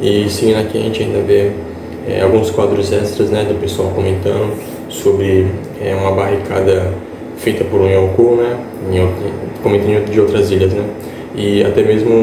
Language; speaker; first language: Portuguese; native; Portuguese